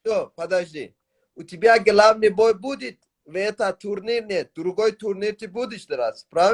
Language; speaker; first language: Russian; non-native, learner; Tajik